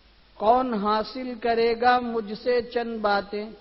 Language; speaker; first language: Urdu; native; Urdu